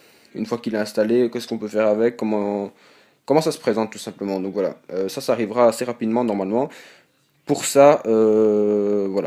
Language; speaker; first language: French; native; French